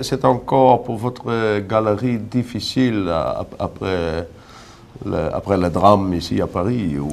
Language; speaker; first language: French; non-native, fluent; Dutch